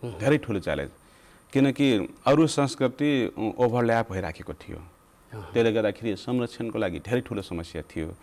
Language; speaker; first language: Nepali; non-native, local second language; Rana Tharu